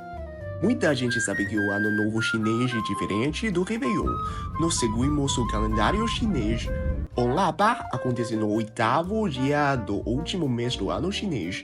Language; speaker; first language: Portuguese; non-native, learner; Chinese